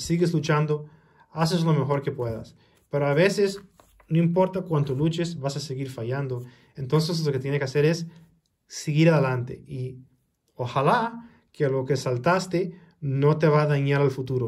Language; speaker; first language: Spanish; early bilingual, heritage; Spanish